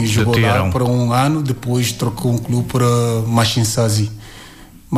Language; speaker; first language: Portuguese; non-native, learner; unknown